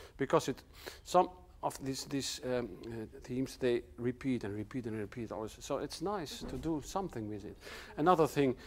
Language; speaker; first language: English; non-native, fluent; Dutch